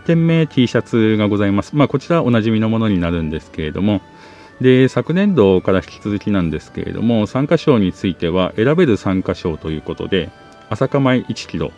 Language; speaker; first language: Japanese; native; Japanese